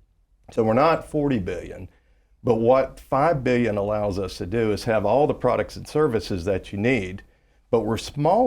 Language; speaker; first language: English; native; English